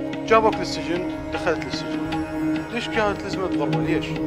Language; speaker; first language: Arabic; native; Arabic